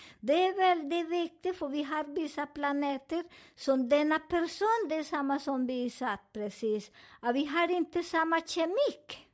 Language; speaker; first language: Swedish; non-native, fluent; Spanish